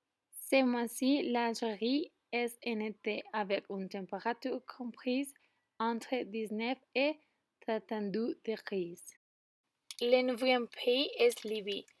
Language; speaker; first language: French; non-native, learner; Spanish